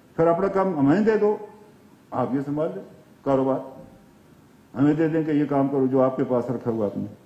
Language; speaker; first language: Urdu; non-native, local second language; Pahari-Potwari